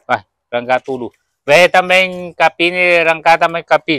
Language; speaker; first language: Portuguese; non-native, learner; Vietnamese